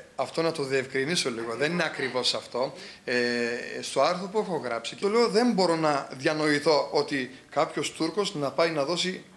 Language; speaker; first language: Greek; non-native, local second language; Turkish